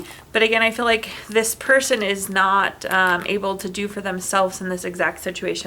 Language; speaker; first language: English; native; English